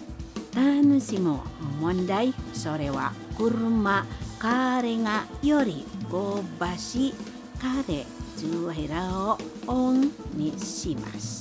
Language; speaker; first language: Japanese; non-native, fluent; Indonesian